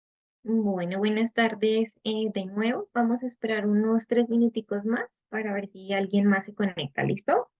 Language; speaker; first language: Spanish; native; Spanish